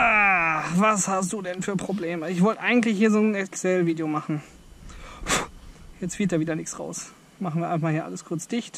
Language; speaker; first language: German; native; German